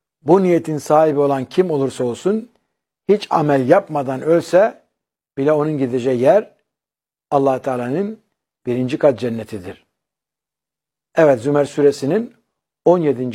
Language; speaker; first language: Turkish; native; Turkish